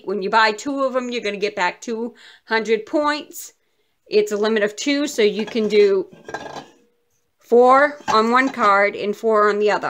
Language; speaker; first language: English; native; English